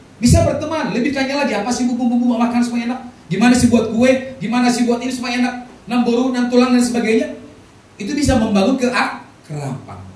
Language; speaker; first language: Indonesian; non-native, local second language; Batak Toba